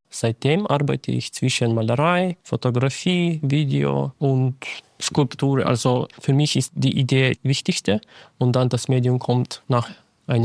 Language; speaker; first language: German; non-native, fluent; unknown